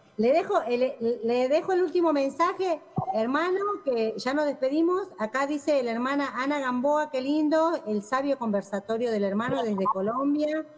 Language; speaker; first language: Spanish; native; Spanish